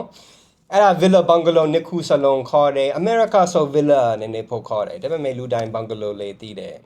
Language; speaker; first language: Burmese; non-native, fluent; English